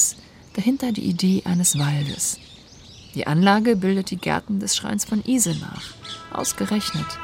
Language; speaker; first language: German; native; German